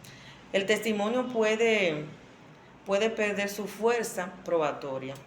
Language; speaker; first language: Spanish; native; Spanish